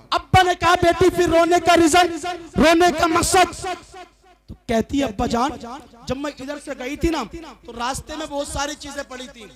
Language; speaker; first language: Hindi; native; Hindi